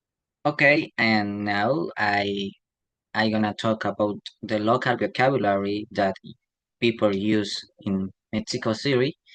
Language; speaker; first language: English; non-native, learner; Spanish